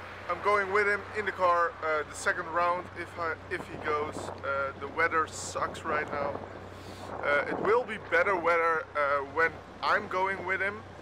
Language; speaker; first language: English; non-native, fluent; Dutch